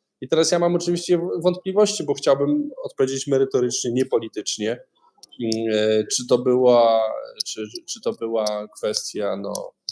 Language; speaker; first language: Polish; native; Polish